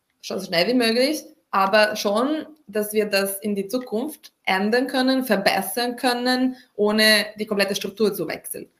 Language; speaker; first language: German; non-native, fluent; Italian